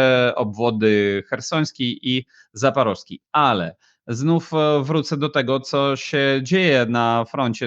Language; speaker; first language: Polish; non-native, fluent; Ukrainian